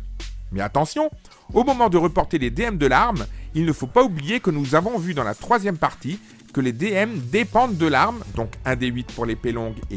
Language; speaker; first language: French; native; French